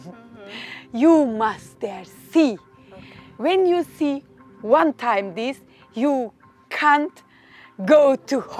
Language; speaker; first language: English; non-native, learner; Turkish